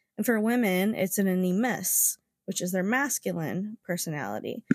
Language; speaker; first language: English; native; English